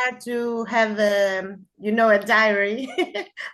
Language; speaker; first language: English; non-native, learner; Spanish